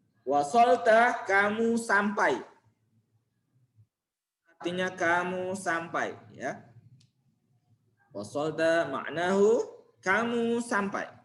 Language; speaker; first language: Indonesian; native; Indonesian